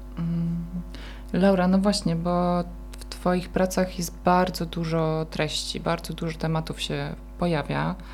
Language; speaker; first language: Polish; native; Polish